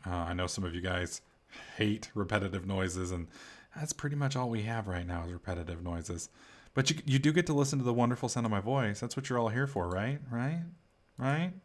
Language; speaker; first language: English; native; English